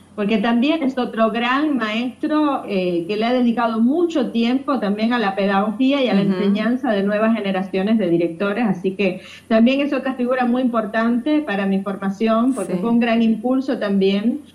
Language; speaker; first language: Spanish; native; Spanish